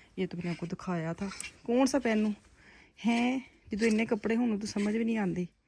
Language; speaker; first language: Urdu; non-native, local second language; Punjabi